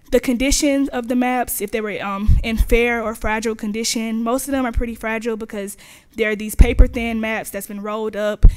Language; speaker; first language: English; native; English